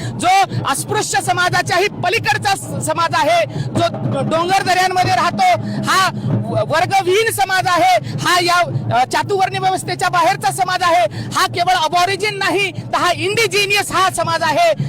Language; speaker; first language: Marathi; non-native, local second language; Lambadi